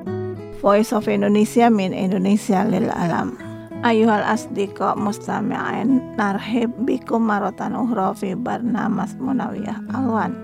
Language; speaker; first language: Arabic; non-native, fluent; Indonesian